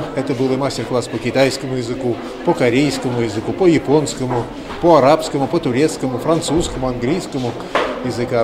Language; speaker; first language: Russian; native; Russian